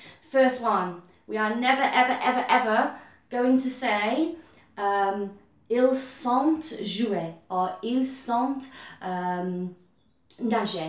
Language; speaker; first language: French; non-native, fluent; English